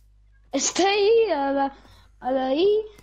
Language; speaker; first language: Spanish; non-native, learner; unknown